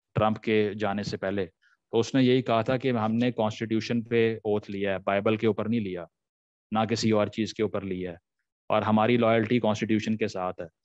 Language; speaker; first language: Urdu; native; Urdu